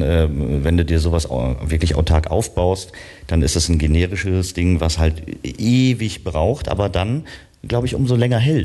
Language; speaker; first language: German; native; German